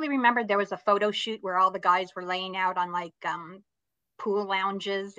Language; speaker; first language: English; native; English